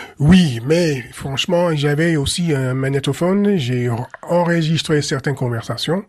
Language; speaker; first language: French; non-native, fluent; English